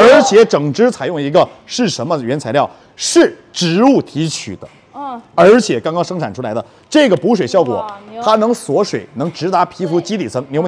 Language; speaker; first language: Chinese; native; Chinese